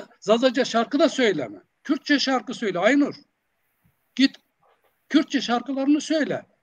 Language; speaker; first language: Turkish; non-native, local second language; Zaza